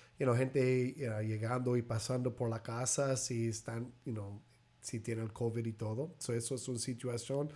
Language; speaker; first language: Spanish; early bilingual, heritage; English